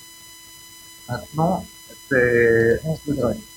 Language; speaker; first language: French; non-native, local second language; Arabic